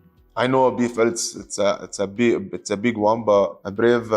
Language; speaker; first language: English; non-native, learner; Arabic